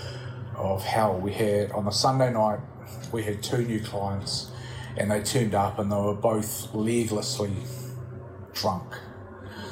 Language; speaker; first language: English; native; English